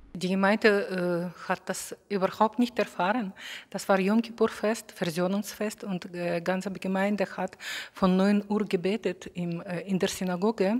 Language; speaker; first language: German; non-native, fluent; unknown